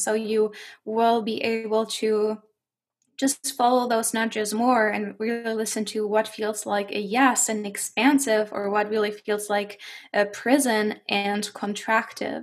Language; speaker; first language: English; non-native, fluent; German